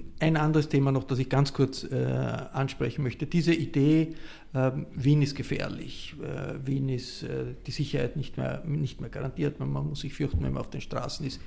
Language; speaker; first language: German; native; German